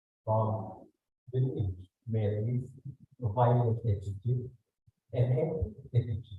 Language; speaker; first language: English; non-native, learner; Indonesian